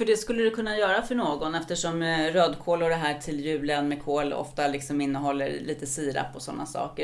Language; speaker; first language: Swedish; native; Swedish